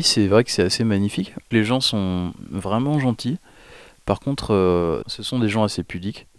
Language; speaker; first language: French; native; French